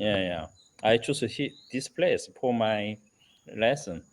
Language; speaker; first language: English; non-native, learner; Korean